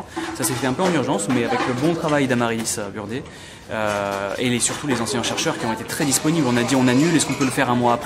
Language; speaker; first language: French; native; French